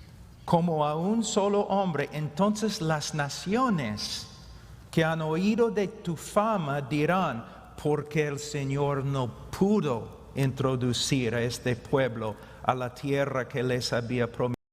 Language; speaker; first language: Spanish; non-native, fluent; English